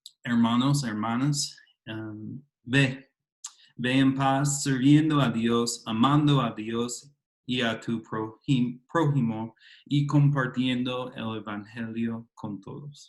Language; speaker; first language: Spanish; non-native, fluent; English